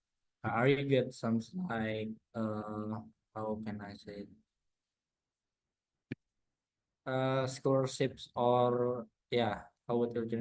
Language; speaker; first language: English; non-native, learner; Indonesian